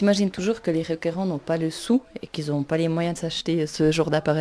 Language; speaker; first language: French; native; French